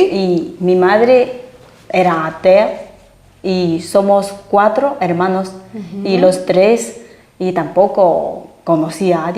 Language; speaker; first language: Spanish; non-native, fluent; Chinese